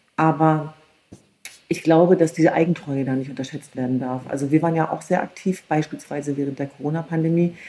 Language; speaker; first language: German; early bilingual, other home language; Kurdish